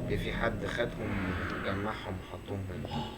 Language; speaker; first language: Arabic; native; Arabic